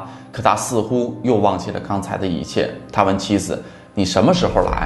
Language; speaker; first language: Chinese; native; Chinese